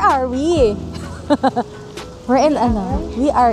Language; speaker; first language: English; non-native, local second language; Filipino